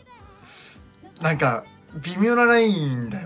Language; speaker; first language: Japanese; native; Japanese